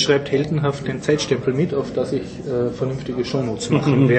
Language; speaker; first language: German; native; German